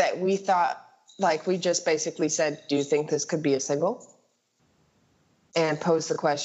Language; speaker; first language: English; native; English